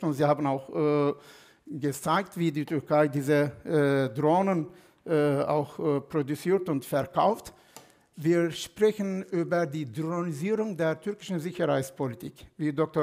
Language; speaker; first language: German; non-native, fluent; Turkish